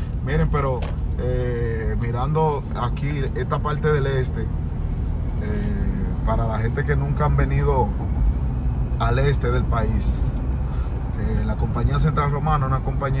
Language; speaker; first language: Spanish; native; Spanish